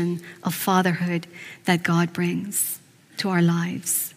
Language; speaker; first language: English; non-native, fluent; Persian